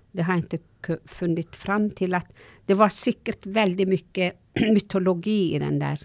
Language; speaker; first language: Swedish; non-native, local second language; Northern Sami